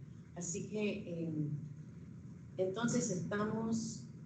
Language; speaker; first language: Spanish; non-native, fluent; English